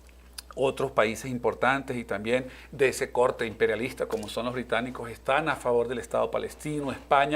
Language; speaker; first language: Spanish; native; Spanish